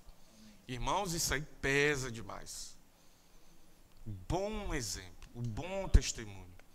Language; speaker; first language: Portuguese; native; Portuguese